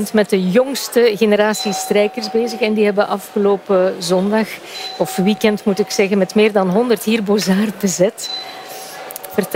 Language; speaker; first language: Dutch; native; Dutch